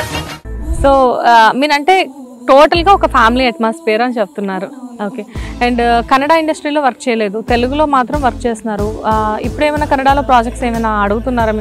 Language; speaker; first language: Telugu; native; Telugu